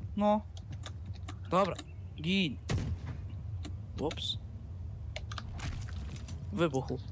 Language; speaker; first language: Polish; native; Polish